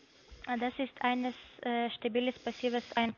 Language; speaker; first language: German; non-native, learner; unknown